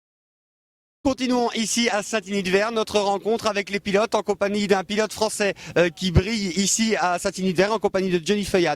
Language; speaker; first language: French; native; French